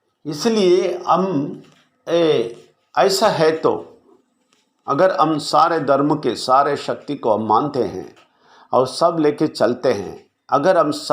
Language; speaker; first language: Hindi; non-native, local second language; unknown